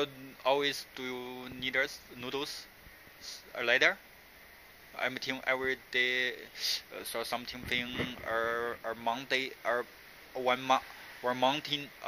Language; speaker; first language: English; non-native, learner; Chinese